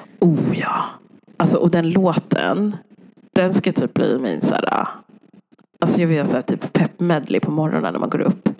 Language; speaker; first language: Swedish; early bilingual, other home language; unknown